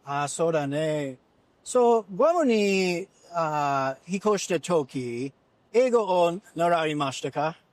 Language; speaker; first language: Japanese; non-native, learner; English